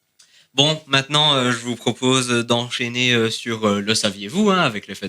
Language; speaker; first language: French; native; French